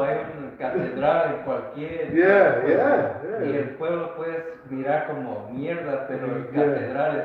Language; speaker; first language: Spanish; early bilingual, heritage; Spanish